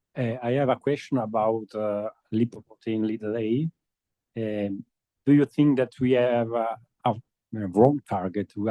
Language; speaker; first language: English; non-native, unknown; Italian